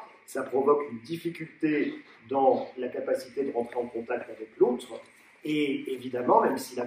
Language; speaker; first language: French; native; French